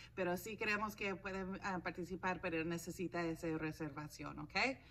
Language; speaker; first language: Spanish; non-native, fluent; English